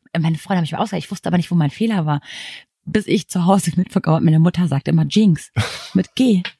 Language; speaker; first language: German; native; German